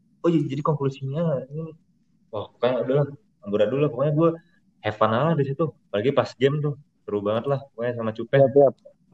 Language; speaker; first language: Indonesian; native; Indonesian